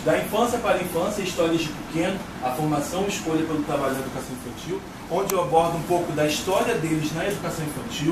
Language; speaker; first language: Portuguese; native; Portuguese